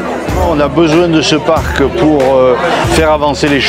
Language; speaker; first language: French; native; French